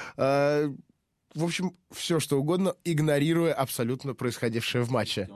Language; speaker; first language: Russian; native; Russian